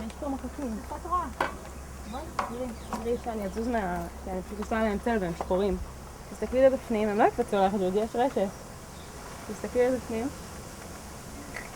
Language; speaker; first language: Hebrew; native; Hebrew